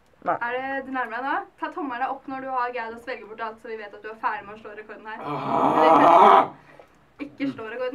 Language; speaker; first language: Norwegian; native; Norwegian